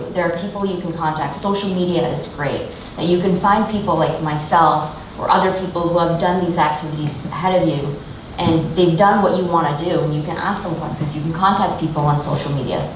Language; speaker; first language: English; native; English